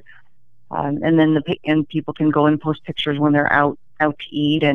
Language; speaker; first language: English; native; English